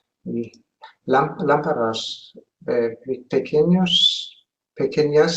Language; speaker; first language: Spanish; non-native, learner; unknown